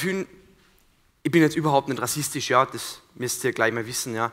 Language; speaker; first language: German; native; German